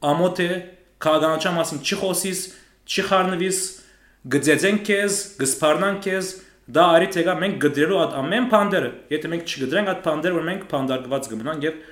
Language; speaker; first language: Armenian; early bilingual, heritage; Armenian